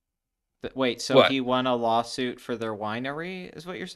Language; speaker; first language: English; native; English